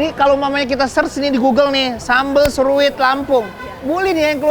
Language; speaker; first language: Indonesian; native; Indonesian